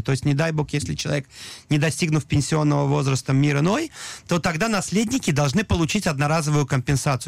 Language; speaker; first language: Russian; native; Russian